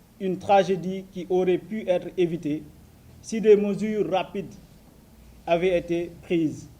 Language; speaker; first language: French; non-native, local second language; Wolof